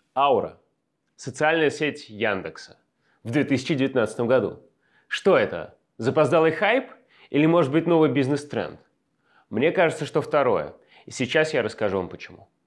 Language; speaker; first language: Russian; native; Russian